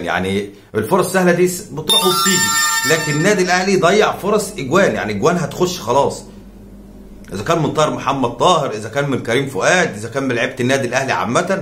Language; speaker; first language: Arabic; native; Arabic